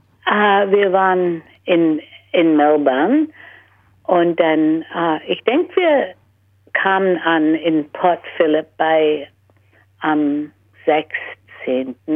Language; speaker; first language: German; early bilingual, heritage; German